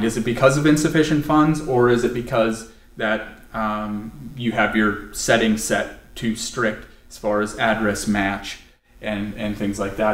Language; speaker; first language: English; native; English